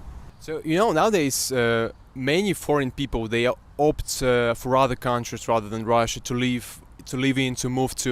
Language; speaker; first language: English; non-native, fluent; Russian